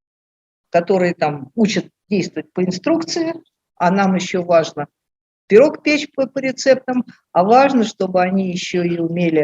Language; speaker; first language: Russian; native; Russian